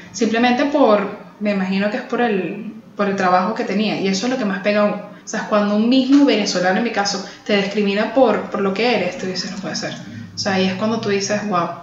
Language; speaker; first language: Spanish; native; Spanish